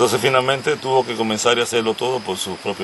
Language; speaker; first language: Spanish; native; Spanish